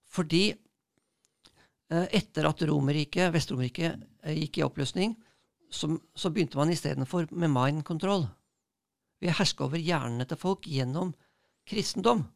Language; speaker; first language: Norwegian; native; Norwegian